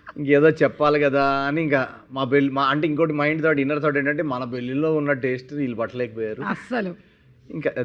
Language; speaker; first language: Telugu; native; Telugu